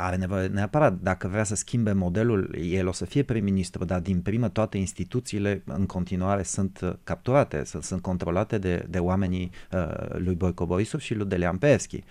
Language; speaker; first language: Romanian; non-native, fluent; Bulgarian